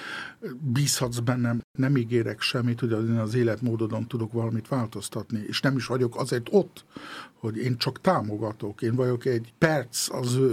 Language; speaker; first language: Hungarian; early bilingual, heritage; Hungarian